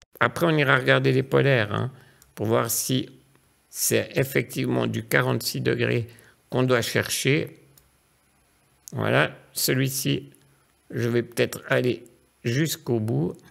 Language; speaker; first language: French; native; French